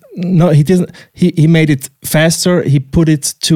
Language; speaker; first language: English; non-native, fluent; Swiss German